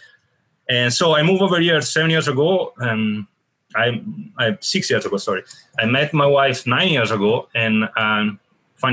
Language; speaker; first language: English; non-native, fluent; Italian